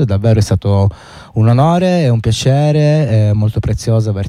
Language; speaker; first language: Italian; native; Italian